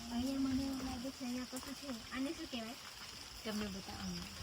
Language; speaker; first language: Gujarati; non-native, local second language; Vasavi